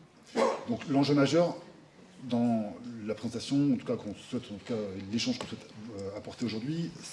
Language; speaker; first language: French; native; French